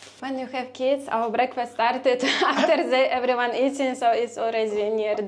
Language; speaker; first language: English; non-native, learner; Russian